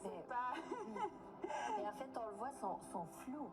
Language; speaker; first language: French; native; French